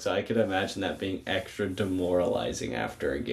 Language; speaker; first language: English; native; English